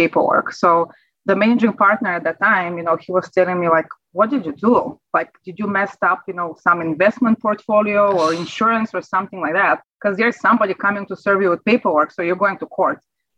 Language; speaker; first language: English; non-native, fluent; Bulgarian